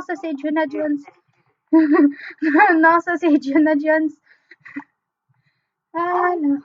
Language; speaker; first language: French; native; French